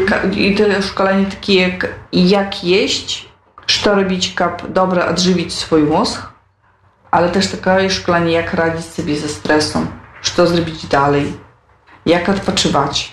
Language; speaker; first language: Polish; non-native, local second language; Belarusian